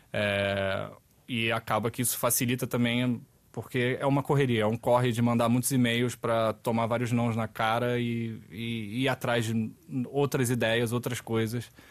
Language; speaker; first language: Portuguese; native; Portuguese